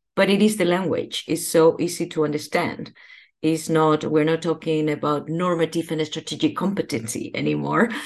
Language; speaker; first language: English; non-native, fluent; Spanish